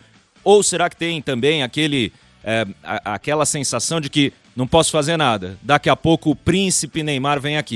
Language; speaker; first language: Portuguese; native; Portuguese